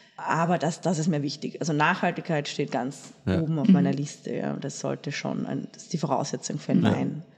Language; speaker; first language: German; native; German